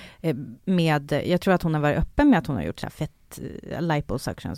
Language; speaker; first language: Swedish; native; Swedish